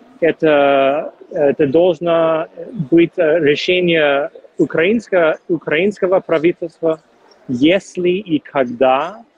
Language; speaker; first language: Russian; non-native, fluent; English